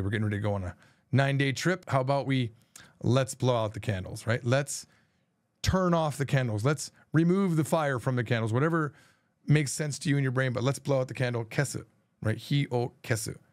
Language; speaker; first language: English; native; English